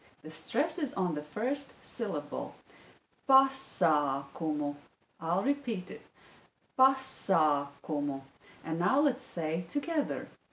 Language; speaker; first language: English; non-native, fluent; Latvian